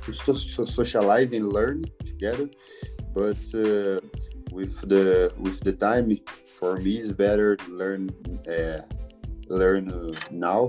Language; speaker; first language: English; non-native, learner; Portuguese